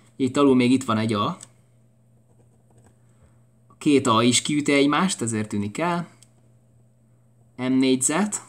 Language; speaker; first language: Hungarian; native; Hungarian